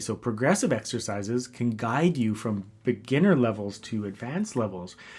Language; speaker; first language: English; native; English